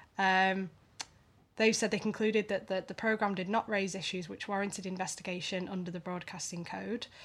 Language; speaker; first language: English; native; English